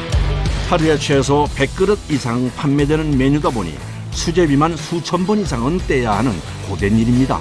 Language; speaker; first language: Korean; native; Korean